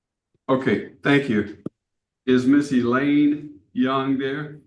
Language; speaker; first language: English; native; English